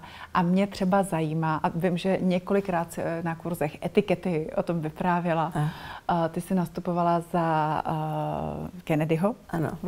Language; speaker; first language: Czech; native; Czech